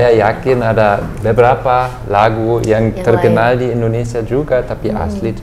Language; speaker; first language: Indonesian; non-native, fluent; German